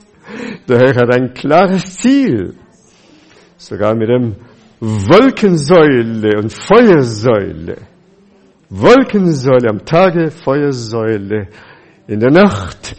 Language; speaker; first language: German; non-native, fluent; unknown